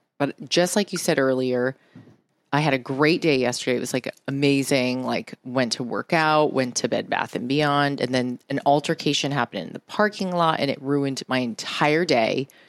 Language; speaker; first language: English; early bilingual, other home language; Japanese